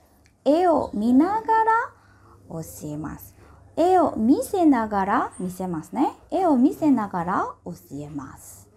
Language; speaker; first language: Japanese; non-native, fluent; Indonesian